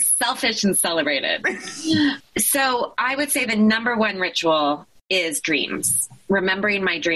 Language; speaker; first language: English; native; English